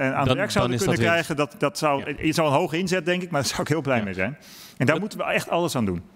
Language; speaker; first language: Dutch; native; Dutch